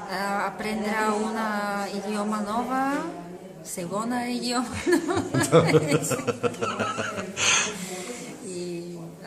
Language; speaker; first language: Catalan; non-native, local second language; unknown